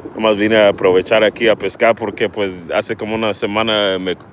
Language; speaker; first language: Spanish; early bilingual, heritage; Spanish